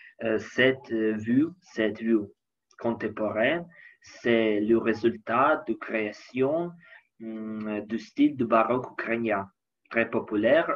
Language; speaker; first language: French; non-native, learner; Ukrainian